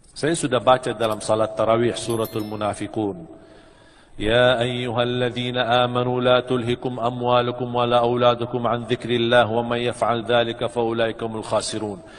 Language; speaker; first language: Malay; non-native, fluent; Arabic